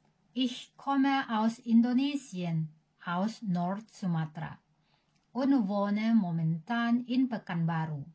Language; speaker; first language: German; non-native, learner; Indonesian